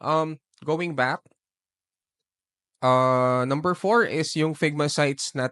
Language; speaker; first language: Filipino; native; Filipino